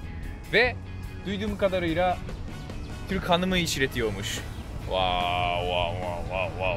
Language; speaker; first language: Turkish; non-native, fluent; Japanese